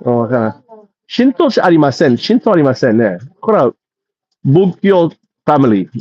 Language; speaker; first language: Japanese; non-native, learner; English